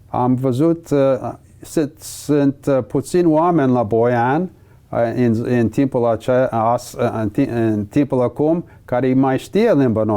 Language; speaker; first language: Romanian; early bilingual, heritage; English